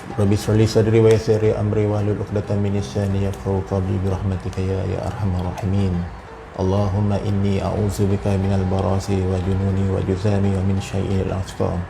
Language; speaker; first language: Malay; native; Malay